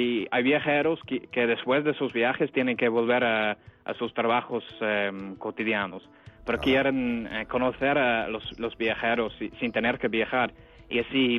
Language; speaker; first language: Spanish; non-native, fluent; English